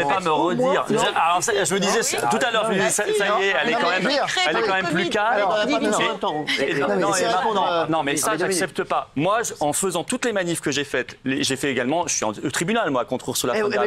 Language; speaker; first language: French; native; French